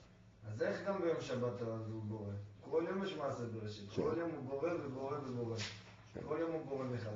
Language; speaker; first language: Hebrew; non-native, local second language; English